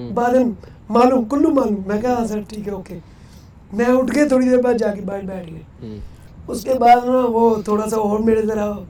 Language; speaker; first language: Urdu; non-native, local second language; Punjabi